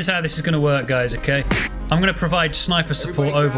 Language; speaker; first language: English; native; English